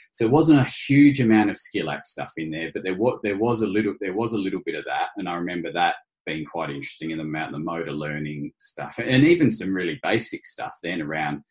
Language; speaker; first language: English; native; English